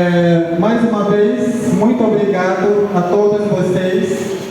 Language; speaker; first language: Portuguese; non-native, local second language; Ticuna